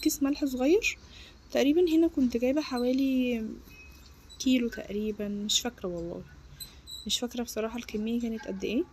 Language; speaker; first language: Arabic; native; Arabic